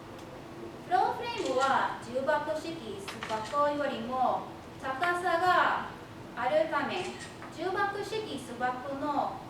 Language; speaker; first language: Japanese; non-native, fluent; English